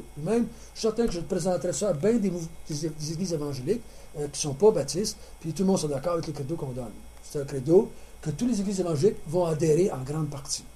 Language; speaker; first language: French; native; French